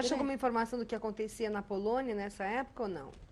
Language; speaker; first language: Portuguese; native; Portuguese